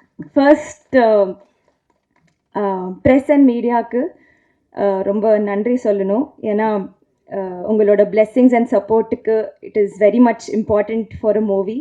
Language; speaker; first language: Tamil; non-native, learner; Telugu